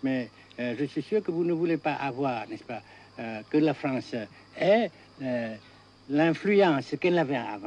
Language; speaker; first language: French; non-native, fluent; Vietnamese